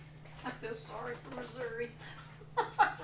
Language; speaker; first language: English; native; English